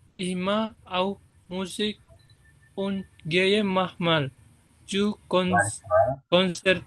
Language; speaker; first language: German; non-native, learner; Indonesian